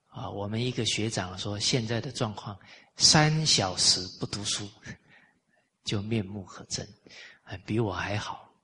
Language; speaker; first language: Chinese; native; Chinese